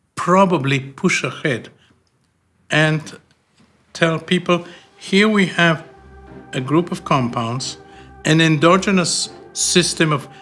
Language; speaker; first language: English; non-native, fluent; Bulgarian